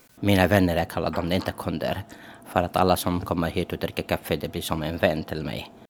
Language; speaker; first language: Swedish; non-native, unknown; Arabic